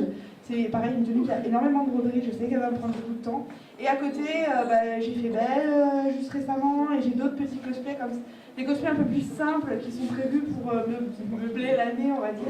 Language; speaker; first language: French; native; French